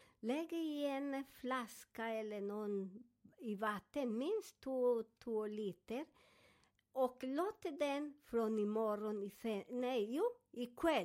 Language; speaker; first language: Swedish; non-native, fluent; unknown